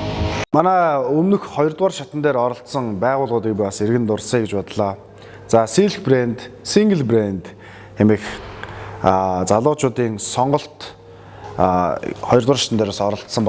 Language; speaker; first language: Mongolian; native; Mongolian